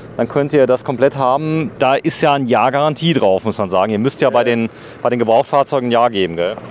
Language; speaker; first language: German; native; German